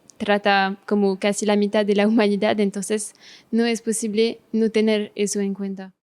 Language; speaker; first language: Spanish; non-native, fluent; French